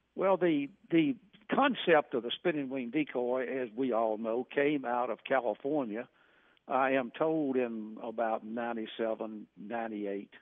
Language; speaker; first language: English; native; English